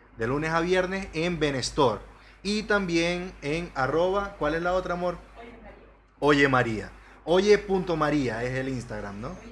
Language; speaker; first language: Spanish; native; Spanish